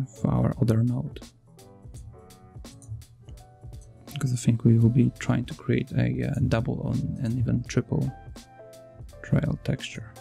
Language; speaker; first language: English; non-native, fluent; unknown